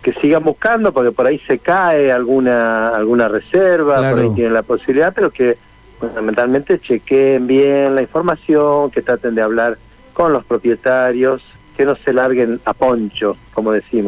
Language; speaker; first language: Spanish; native; Spanish